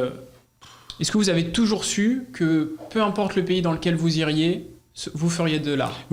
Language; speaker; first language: French; native; French